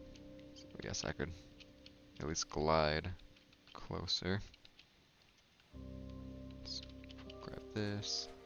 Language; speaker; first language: English; native; English